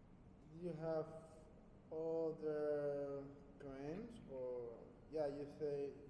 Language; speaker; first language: English; non-native, fluent; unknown